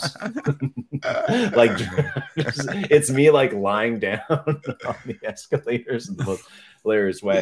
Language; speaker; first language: English; non-native, fluent; French